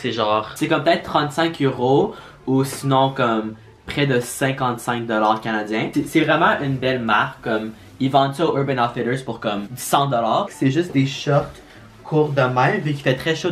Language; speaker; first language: French; native; French